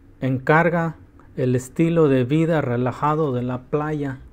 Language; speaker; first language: Spanish; early bilingual, heritage; Spanish